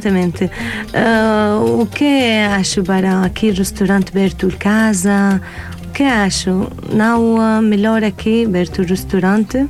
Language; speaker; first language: Portuguese; non-native, learner; Arabic